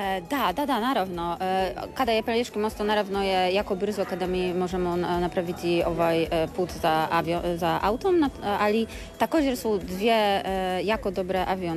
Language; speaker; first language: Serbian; non-native, learner; Polish